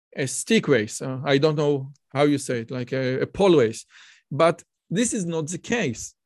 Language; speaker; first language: English; non-native, fluent; Hebrew